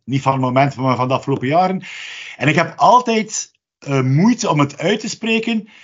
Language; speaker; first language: Dutch; native; Dutch